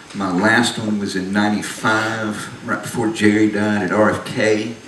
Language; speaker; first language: English; native; English